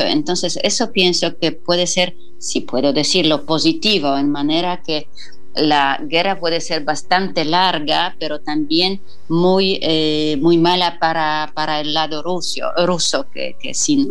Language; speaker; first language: Spanish; non-native, fluent; Polish